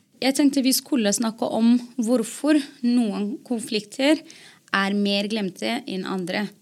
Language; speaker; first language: Norwegian; non-native, fluent; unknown